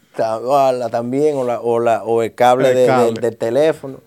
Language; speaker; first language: Spanish; early bilingual, heritage; Spanish